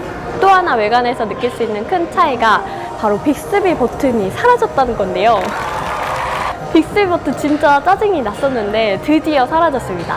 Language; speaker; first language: Korean; native; Korean